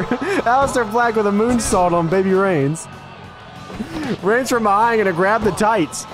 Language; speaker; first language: English; native; English